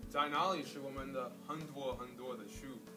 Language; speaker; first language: Chinese; non-native, learner; English